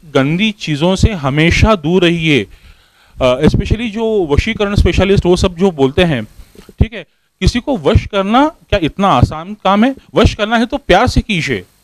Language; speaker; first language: Hindi; non-native, local second language; Marathi